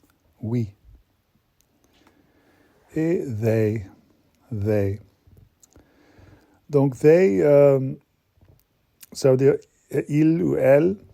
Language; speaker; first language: French; non-native, fluent; English